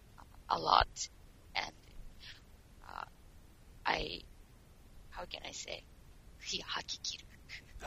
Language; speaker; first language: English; non-native, learner; Japanese